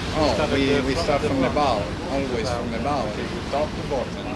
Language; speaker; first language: English; non-native, fluent; Spanish